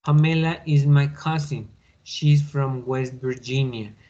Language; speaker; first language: English; non-native, learner; Spanish